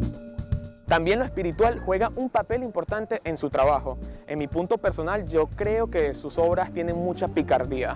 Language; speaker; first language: Spanish; native; Spanish